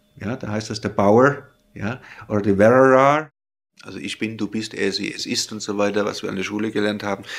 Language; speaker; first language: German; native; German